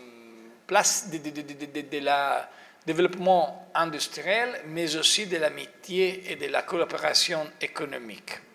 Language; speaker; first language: French; non-native, fluent; Italian